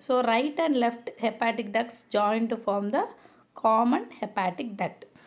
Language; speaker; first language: English; non-native, local second language; Tamil